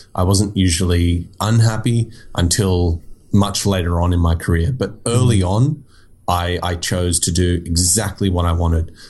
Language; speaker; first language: English; native; English